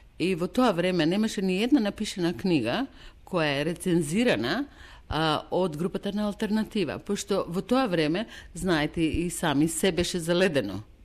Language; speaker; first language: Macedonian; native; Macedonian